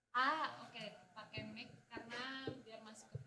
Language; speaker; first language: Indonesian; native; Indonesian